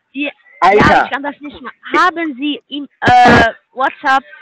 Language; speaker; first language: German; non-native, learner; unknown